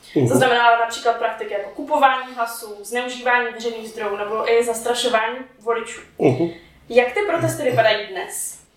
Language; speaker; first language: Czech; native; Czech